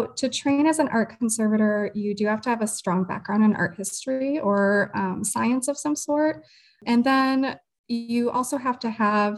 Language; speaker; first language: English; native; English